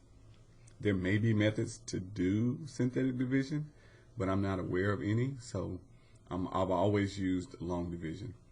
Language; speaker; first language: English; native; English